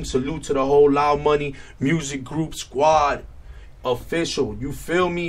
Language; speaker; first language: English; native; English